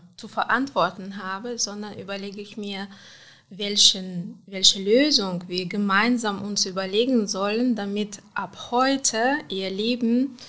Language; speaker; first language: German; non-native, fluent; Romanian